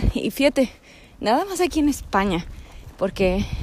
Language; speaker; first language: Spanish; early bilingual, heritage; Spanish